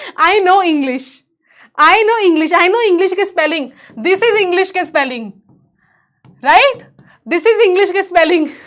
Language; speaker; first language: Hindi; native; Hindi